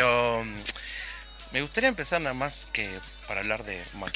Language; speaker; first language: Spanish; native; Spanish